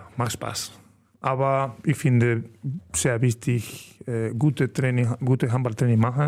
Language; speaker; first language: German; non-native, learner; Spanish